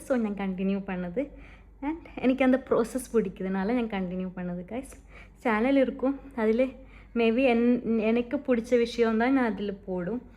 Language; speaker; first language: Tamil; non-native, local second language; Malayalam